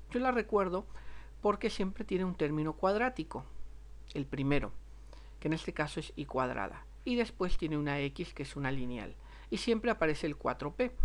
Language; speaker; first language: Spanish; native; Spanish